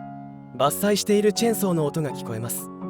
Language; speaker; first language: Japanese; native; Japanese